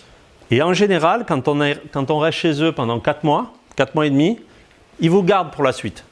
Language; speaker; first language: French; native; French